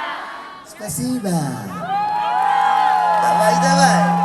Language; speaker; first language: Russian; non-native, learner; French